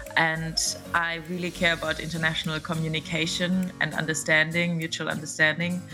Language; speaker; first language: English; non-native, fluent; German